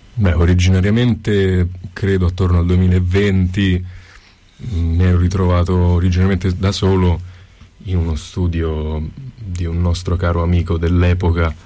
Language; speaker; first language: Italian; native; Italian